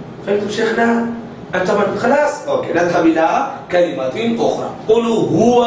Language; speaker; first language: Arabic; non-native, fluent; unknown